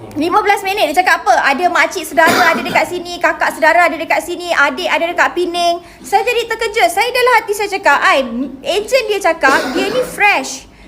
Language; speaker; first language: Malay; native; Malay